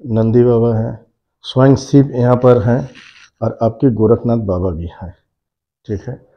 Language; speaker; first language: Hindi; non-native, local second language; Bangla